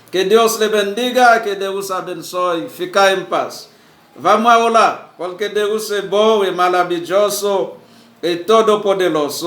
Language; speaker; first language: Portuguese; non-native, learner; Haitian Creole